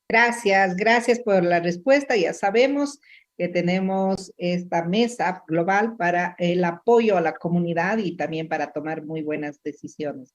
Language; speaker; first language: Spanish; native; Spanish